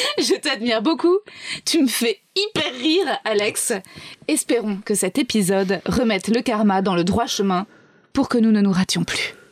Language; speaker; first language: French; native; French